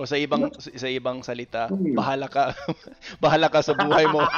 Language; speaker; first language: Filipino; non-native, fluent; English